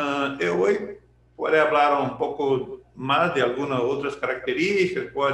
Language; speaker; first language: Portuguese; non-native, learner; Spanish